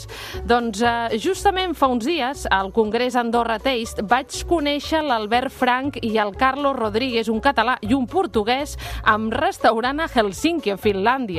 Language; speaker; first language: Catalan; native; Catalan